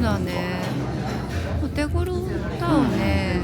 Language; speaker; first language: Japanese; native; Japanese